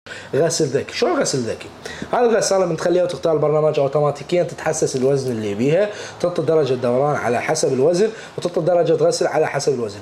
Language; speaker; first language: Arabic; native; Arabic